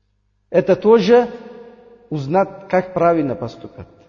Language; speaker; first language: Russian; non-native, learner; Uzbek